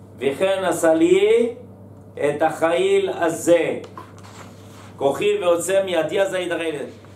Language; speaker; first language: Hebrew; native; Hebrew